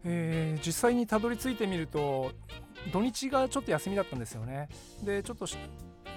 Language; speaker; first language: Japanese; native; Japanese